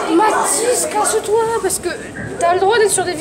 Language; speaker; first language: French; native; French